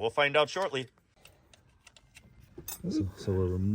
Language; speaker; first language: English; native; English